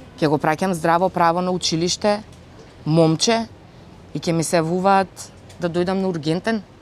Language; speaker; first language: Macedonian; native; Macedonian